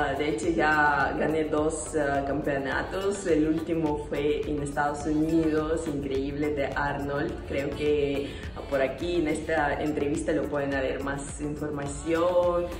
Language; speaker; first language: Spanish; non-native, fluent; Russian